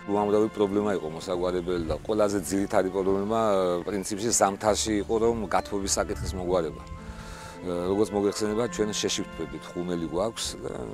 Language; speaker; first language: Georgian; native; Georgian